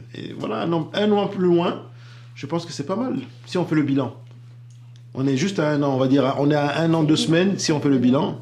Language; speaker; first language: French; native; French